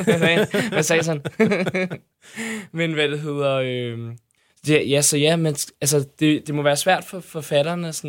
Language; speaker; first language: Danish; native; Danish